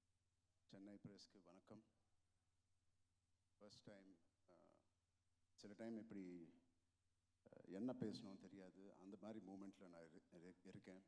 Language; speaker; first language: Tamil; non-native, local second language; Telugu